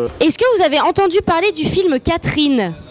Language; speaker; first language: French; native; French